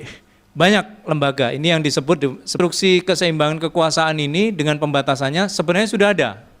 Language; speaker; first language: Indonesian; native; Indonesian